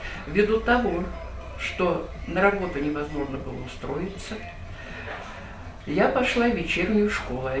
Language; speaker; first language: Russian; native; Russian